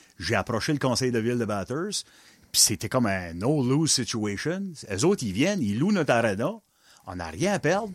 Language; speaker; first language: French; non-native, local second language; English